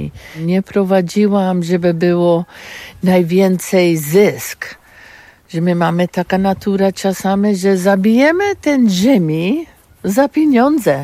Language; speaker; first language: Polish; non-native, learner; English